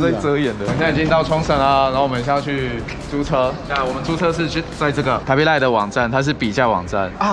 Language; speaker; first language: Chinese; native; Chinese